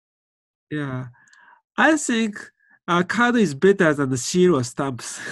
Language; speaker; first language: English; non-native, learner; Japanese